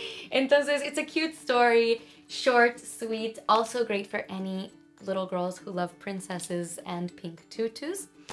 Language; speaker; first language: English; early bilingual, other home language; Spanish